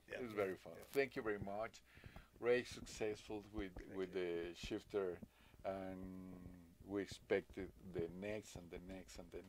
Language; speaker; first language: English; non-native, learner; Spanish